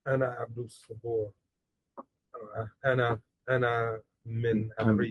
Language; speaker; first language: Arabic; non-native, learner; English